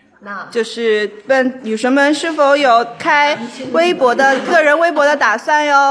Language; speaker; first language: Chinese; native; Chinese